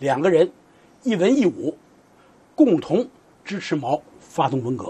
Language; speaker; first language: Chinese; native; Chinese